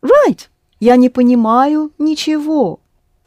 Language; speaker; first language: Russian; non-native, fluent; English